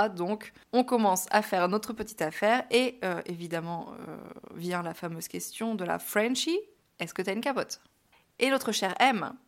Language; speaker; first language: French; native; French